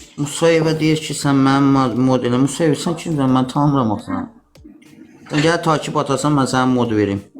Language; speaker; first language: Azerbaijani; non-native, local second language; Talysh